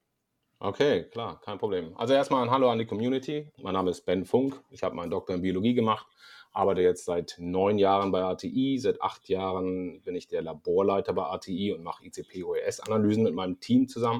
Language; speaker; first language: German; native; German